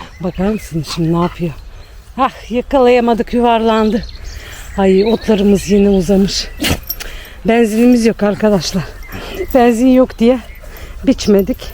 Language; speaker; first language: Turkish; native; Turkish